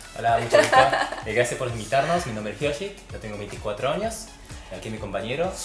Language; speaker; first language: Spanish; early bilingual, other home language; Korean